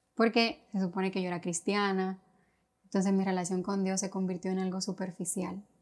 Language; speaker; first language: Spanish; native; Spanish